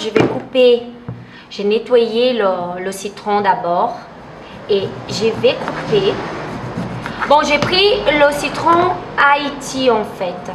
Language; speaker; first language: French; non-native, fluent; Portuguese